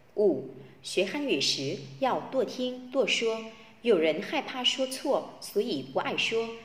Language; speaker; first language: Chinese; non-native, fluent; Vietnamese